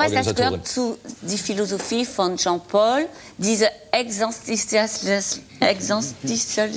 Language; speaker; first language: German; non-native, fluent; French